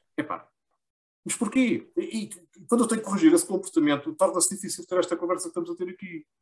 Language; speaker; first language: Portuguese; native; Portuguese